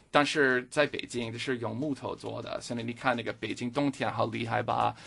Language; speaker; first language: Chinese; non-native, fluent; English